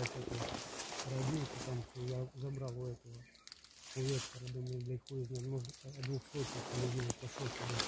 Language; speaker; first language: Russian; native; Russian